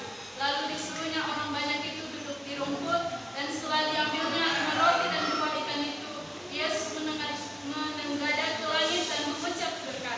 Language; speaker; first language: Indonesian; native; Indonesian